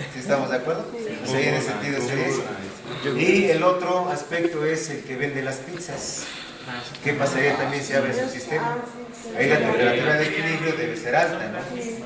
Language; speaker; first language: Spanish; native; Spanish